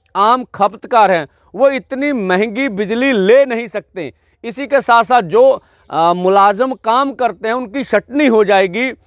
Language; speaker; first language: Hindi; non-native, local second language; Punjabi